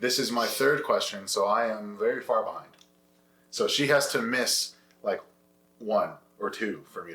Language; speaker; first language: English; native; English